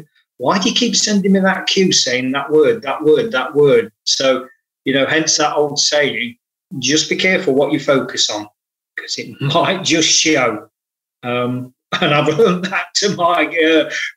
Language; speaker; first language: English; native; English